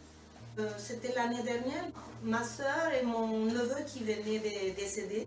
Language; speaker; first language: French; non-native, fluent; Spanish